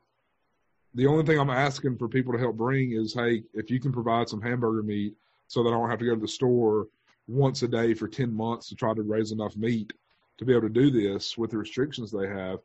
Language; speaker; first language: English; native; English